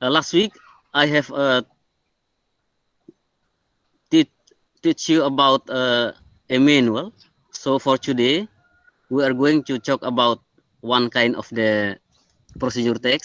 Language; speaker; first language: English; non-native, learner; Indonesian